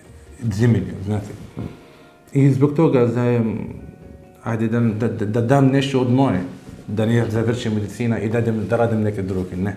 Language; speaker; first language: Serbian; non-native, learner; Arabic